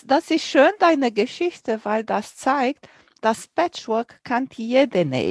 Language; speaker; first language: German; non-native, fluent; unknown